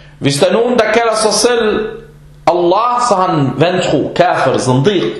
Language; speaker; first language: Danish; non-native, fluent; Arabic